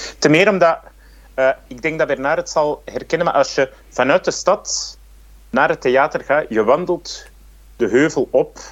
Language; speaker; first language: Dutch; native; Dutch